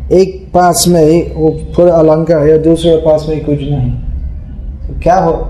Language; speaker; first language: Hindi; non-native, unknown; English